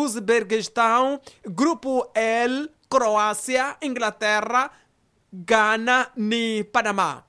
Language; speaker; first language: Portuguese; non-native, local second language; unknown